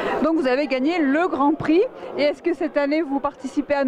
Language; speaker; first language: French; native; French